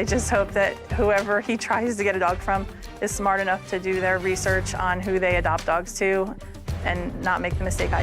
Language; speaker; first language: English; native; English